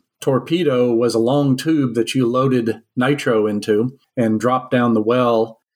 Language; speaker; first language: English; native; English